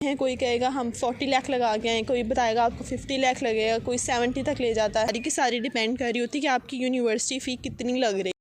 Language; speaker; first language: Urdu; non-native, local second language; Punjabi